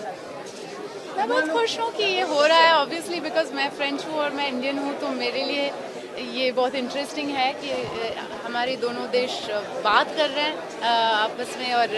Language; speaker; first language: Hindi; non-native, local second language; French